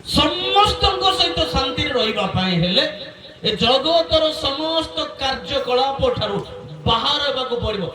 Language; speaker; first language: Odia; non-native, local second language; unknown